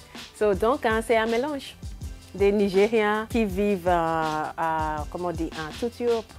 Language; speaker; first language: French; non-native, learner; English